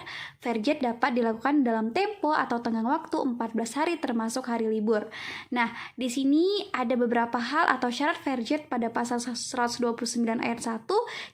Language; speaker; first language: Indonesian; native; Indonesian